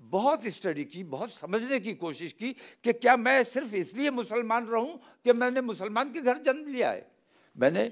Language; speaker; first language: Hindi; native; Hindi